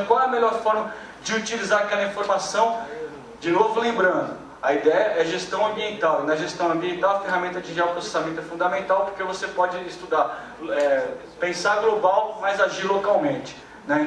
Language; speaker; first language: Portuguese; native; Portuguese